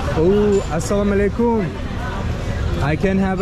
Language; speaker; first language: English; non-native, fluent; Azerbaijani